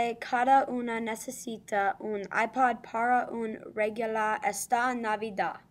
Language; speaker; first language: Spanish; non-native, learner; English